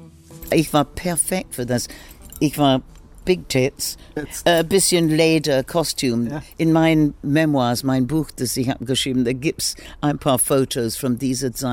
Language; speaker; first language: German; non-native, fluent; English